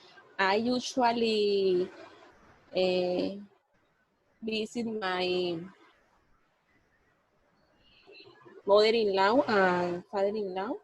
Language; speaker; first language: English; non-native, learner; Spanish